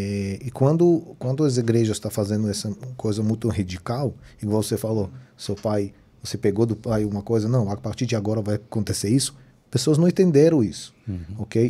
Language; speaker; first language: Portuguese; non-native, fluent; Hebrew